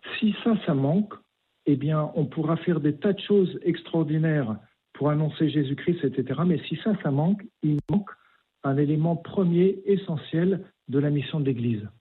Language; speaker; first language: French; native; French